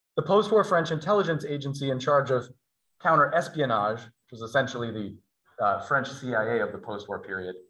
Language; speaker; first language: English; native; English